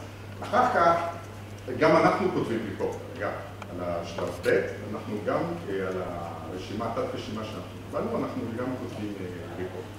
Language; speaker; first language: Hebrew; non-native, fluent; French